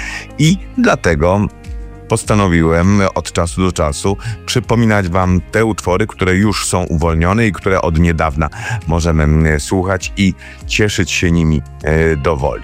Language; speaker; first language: Polish; native; Polish